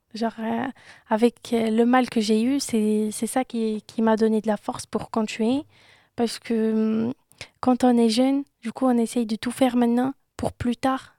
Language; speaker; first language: French; non-native, local second language; Arabic